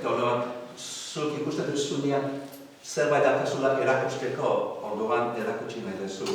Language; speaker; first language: Basque; non-native, fluent; English